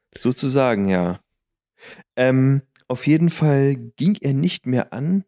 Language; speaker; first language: German; native; German